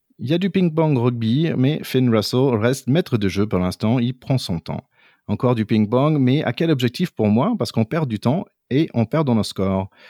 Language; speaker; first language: French; non-native, fluent; English